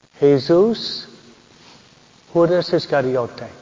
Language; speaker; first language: Spanish; early bilingual, heritage; Spanish